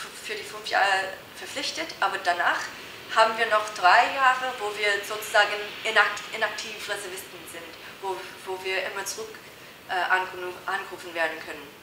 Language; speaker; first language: German; non-native, fluent; English